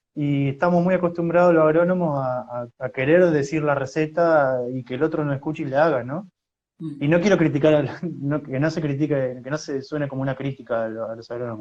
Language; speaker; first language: Spanish; native; Spanish